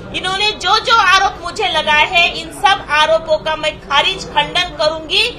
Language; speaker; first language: Hindi; non-native, local second language; Marathi